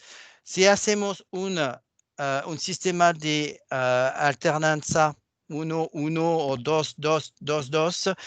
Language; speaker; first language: Spanish; non-native, fluent; French